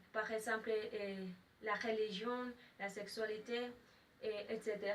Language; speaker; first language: French; non-native, learner; Spanish